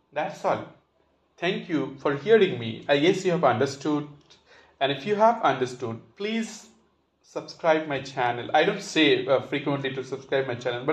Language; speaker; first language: English; non-native, local second language; Bangla